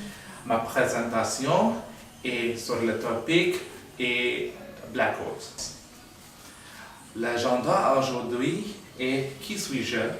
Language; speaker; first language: French; non-native, learner; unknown